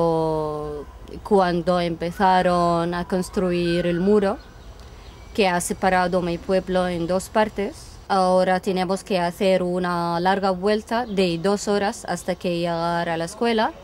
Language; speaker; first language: Spanish; non-native, fluent; Arabic